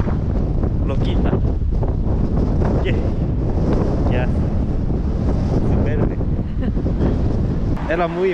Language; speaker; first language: Spanish; non-native, learner; Korean